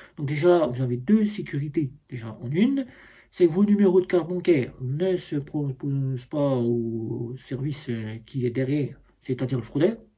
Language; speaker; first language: French; native; French